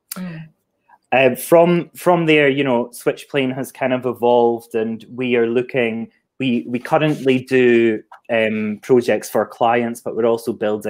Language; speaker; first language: English; native; English